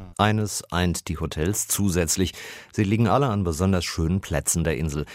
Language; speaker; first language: German; native; German